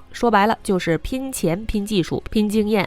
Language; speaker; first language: Chinese; native; Chinese